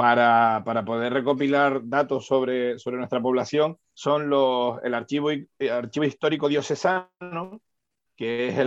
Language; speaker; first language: Spanish; native; Spanish